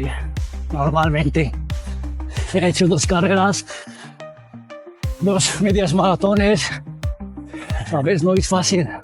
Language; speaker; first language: Spanish; non-native, fluent; Arabic